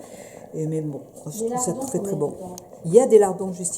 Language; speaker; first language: French; native; French